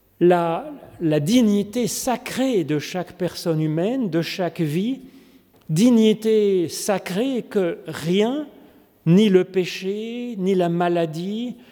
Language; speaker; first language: French; native; French